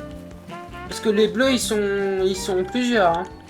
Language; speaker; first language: French; native; French